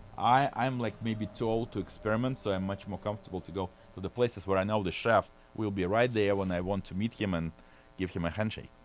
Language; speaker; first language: English; non-native, fluent; Russian